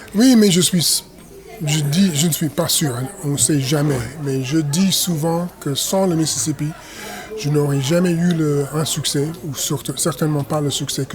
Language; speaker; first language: French; non-native, fluent; English